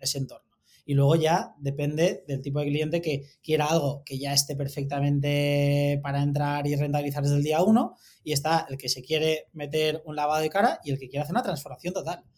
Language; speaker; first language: Spanish; native; Spanish